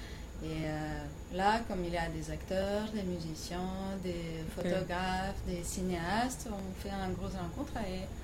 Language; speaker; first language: French; non-native, fluent; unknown